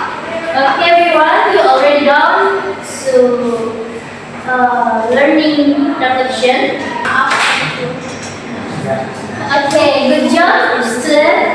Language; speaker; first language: English; non-native, learner; Indonesian